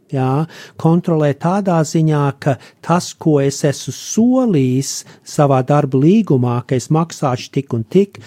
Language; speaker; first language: Latvian; early bilingual, heritage; Latvian